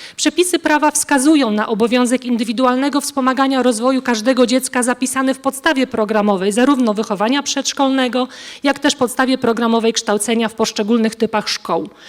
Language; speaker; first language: Polish; native; Polish